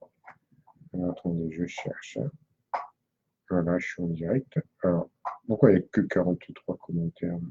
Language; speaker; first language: French; native; French